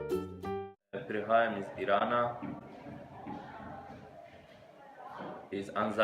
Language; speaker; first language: Slovenian; early bilingual, other home language; Persian